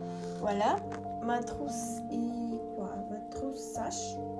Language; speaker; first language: French; non-native, learner; Russian